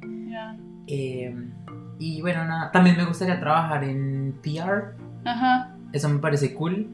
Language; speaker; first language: Spanish; native; Spanish